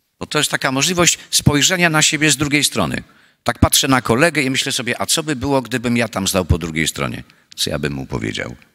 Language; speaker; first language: Polish; native; Polish